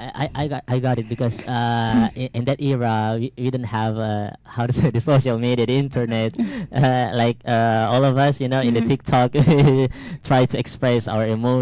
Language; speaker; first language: English; non-native, learner; Indonesian